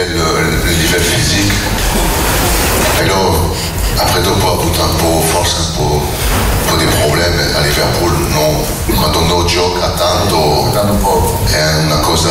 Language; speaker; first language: Italian; non-native, fluent; French